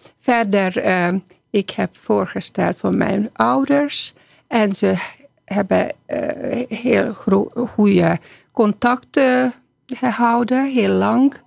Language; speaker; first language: Dutch; non-native, fluent; Hungarian